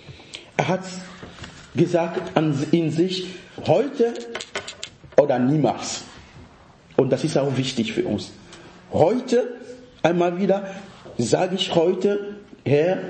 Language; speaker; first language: German; non-native, fluent; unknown